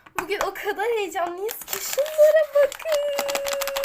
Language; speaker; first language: Turkish; native; Turkish